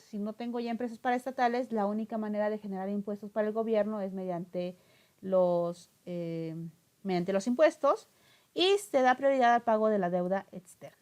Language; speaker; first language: Spanish; native; Spanish